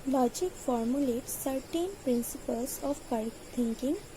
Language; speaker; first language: English; non-native, local second language; Assamese